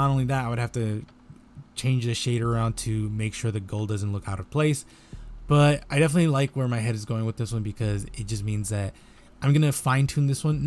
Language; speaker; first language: English; native; English